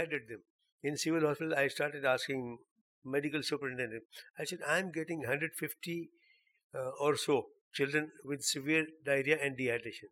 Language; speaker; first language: English; non-native, local second language; Urdu